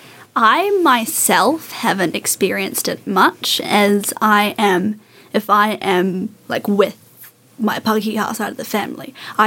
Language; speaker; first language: English; native; English